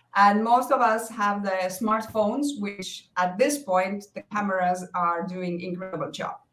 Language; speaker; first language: English; non-native, fluent; Estonian